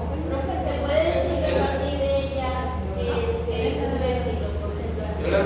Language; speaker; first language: Spanish; native; Spanish